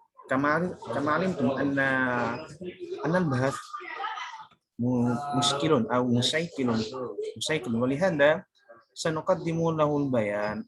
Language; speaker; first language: Arabic; non-native, learner; Indonesian